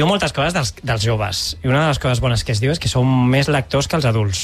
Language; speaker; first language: Catalan; native; Catalan